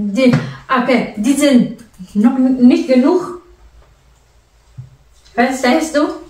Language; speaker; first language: German; non-native, learner; Vietnamese